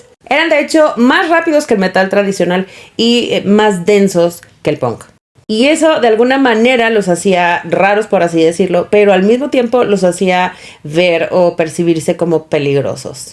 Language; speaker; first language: Spanish; native; Spanish